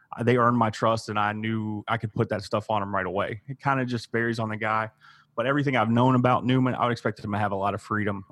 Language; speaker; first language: English; native; English